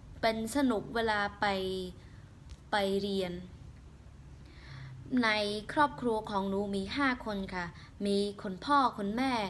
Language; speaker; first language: Thai; non-native, learner; Khmer